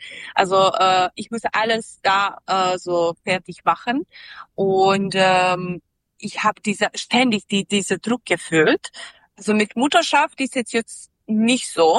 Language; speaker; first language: German; non-native, fluent; Serbian